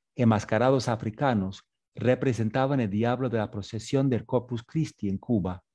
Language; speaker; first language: Spanish; non-native, fluent; English